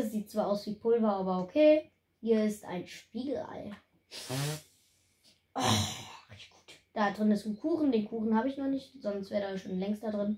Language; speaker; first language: German; native; German